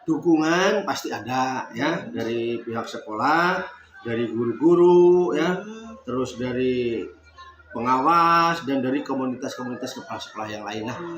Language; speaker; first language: Indonesian; native; Indonesian